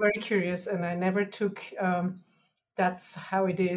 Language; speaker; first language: English; non-native, fluent; German